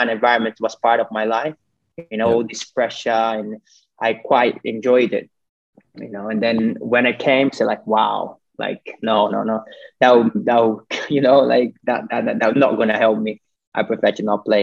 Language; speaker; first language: English; non-native, fluent; Portuguese